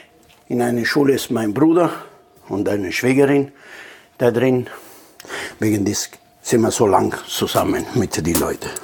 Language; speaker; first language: German; non-native, fluent; Italian